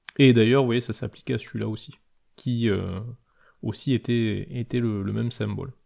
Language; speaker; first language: French; native; French